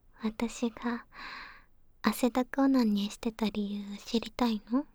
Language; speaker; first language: Japanese; native; Japanese